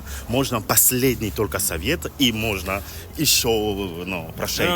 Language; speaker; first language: Russian; non-native, learner; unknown